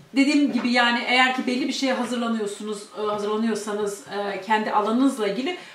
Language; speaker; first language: Turkish; native; Turkish